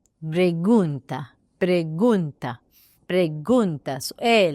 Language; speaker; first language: Spanish; non-native, learner; Arabic